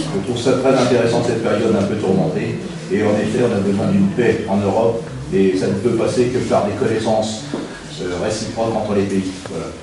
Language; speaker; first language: French; native; French